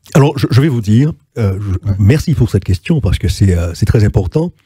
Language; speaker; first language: French; native; French